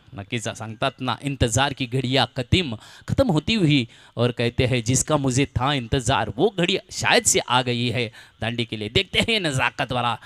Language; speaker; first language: Hindi; non-native, local second language; Marathi